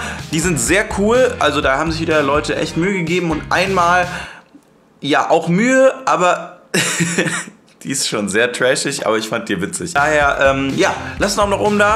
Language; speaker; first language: German; native; German